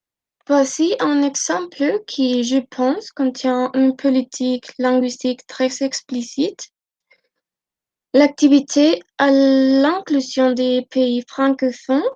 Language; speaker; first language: French; non-native, learner; Spanish